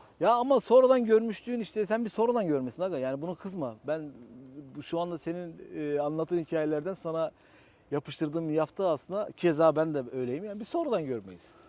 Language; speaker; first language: Turkish; native; Turkish